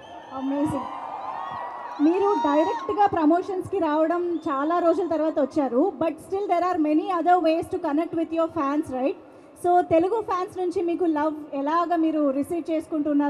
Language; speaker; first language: Telugu; native; Telugu